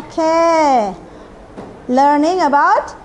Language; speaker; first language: English; non-native, fluent; Indonesian